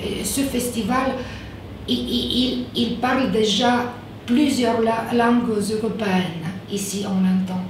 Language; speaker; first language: French; non-native, fluent; Bulgarian